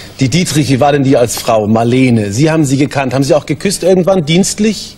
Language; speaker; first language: German; native; German